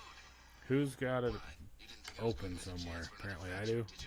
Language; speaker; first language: English; native; English